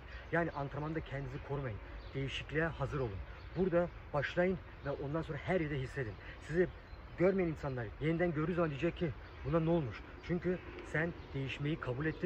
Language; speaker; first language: Turkish; early bilingual, heritage; Turkish